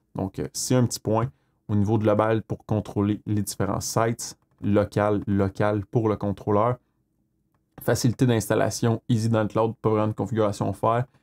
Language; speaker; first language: French; native; French